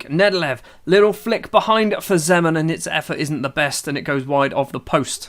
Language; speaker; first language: English; native; English